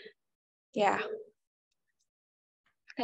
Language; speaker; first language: English; non-native, learner; Indonesian